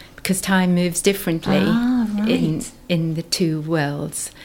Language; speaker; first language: English; native; English